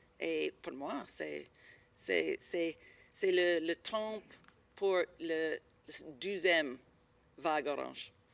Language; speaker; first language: French; non-native, learner; English